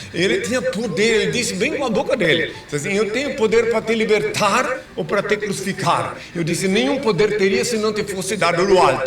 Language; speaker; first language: Portuguese; native; Portuguese